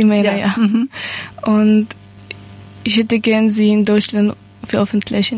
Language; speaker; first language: German; non-native, learner; Persian